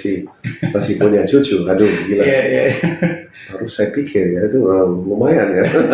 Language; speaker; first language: Indonesian; non-native, fluent; English